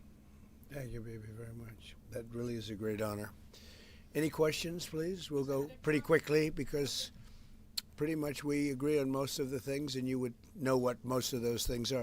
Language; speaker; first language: English; native; English